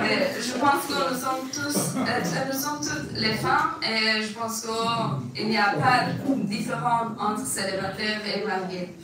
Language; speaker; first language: French; non-native, fluent; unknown